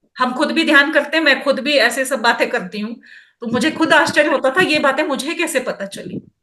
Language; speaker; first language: Hindi; non-native, local second language; Kannada